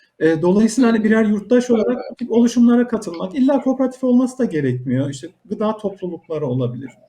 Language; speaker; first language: Turkish; native; Turkish